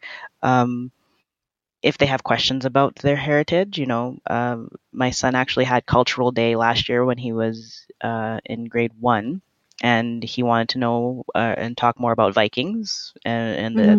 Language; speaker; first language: English; native; English